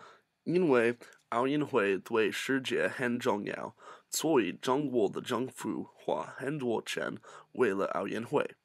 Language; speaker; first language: Chinese; non-native, learner; English